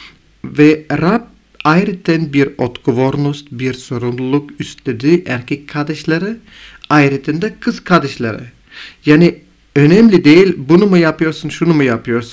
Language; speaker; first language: Turkish; non-native, fluent; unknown